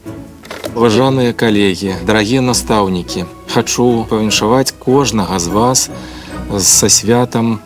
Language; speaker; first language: Belarusian; native; Belarusian